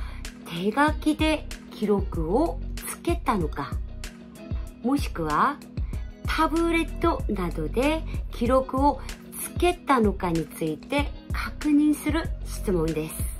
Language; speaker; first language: Japanese; non-native, fluent; Korean